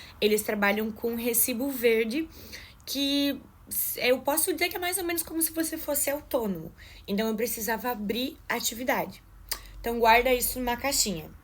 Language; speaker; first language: Portuguese; native; Portuguese